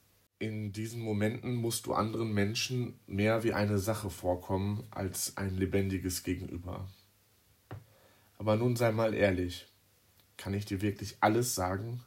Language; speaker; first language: German; native; German